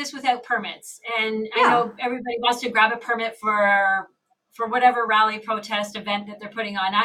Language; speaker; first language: English; native; English